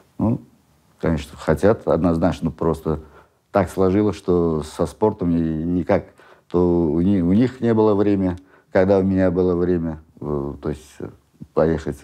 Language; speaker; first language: Russian; non-native, local second language; Armenian